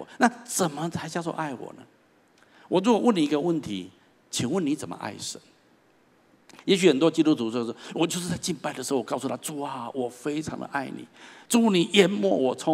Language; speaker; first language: Chinese; native; Chinese